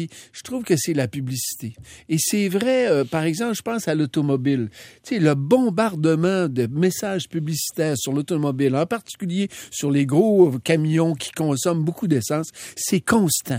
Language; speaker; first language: French; native; French